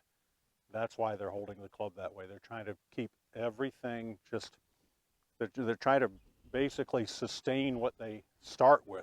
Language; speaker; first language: English; native; English